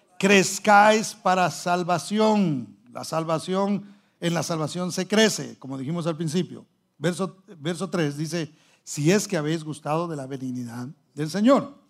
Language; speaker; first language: Spanish; early bilingual, heritage; Spanish